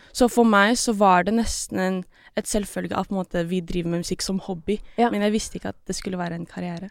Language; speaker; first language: Norwegian; non-native, local second language; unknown